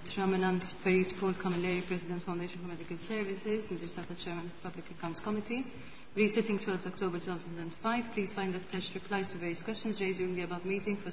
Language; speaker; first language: English; non-native, local second language; Maltese